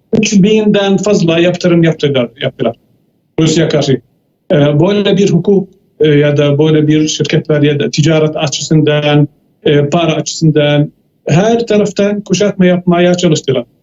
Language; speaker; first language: Turkish; non-native, fluent; Arabic